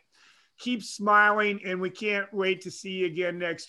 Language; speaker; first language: English; native; English